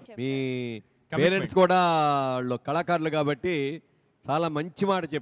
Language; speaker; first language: Telugu; native; Telugu